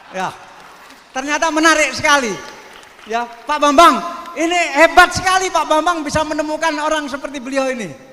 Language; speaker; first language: Indonesian; native; Indonesian